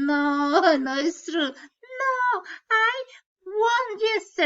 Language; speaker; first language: English; non-native, learner; Spanish